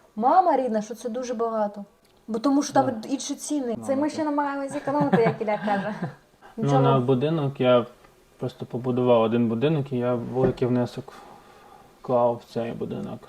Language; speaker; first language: Ukrainian; native; Ukrainian